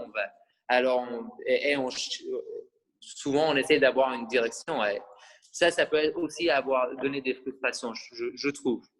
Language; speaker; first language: French; non-native, fluent; English